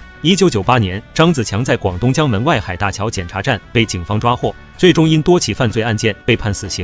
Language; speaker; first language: Chinese; native; Chinese